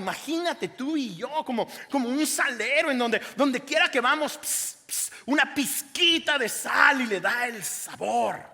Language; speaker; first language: Spanish; native; Spanish